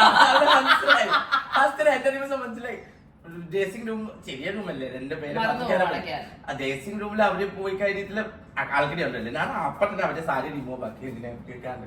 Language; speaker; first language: Malayalam; non-native, local second language; Assamese